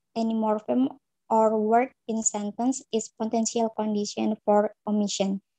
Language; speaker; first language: English; non-native, learner; Indonesian